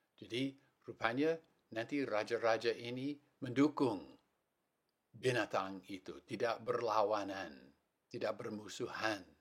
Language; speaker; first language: Malay; non-native, fluent; English